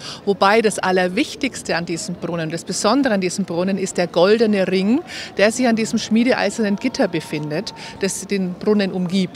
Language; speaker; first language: German; native; German